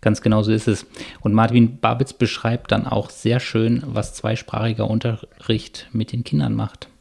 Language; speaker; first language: German; native; German